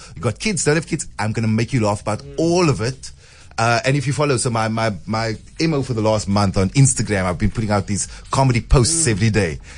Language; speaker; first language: English; native; English